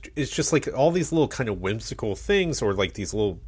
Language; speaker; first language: English; native; English